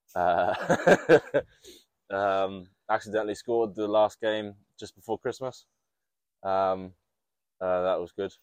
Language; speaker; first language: English; native; English